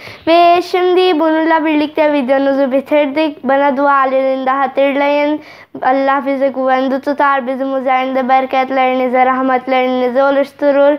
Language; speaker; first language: Turkish; non-native, learner; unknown